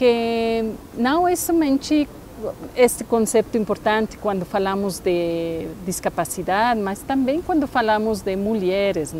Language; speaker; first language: Portuguese; non-native, fluent; Spanish